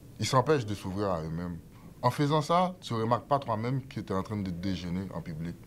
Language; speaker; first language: French; non-native, local second language; English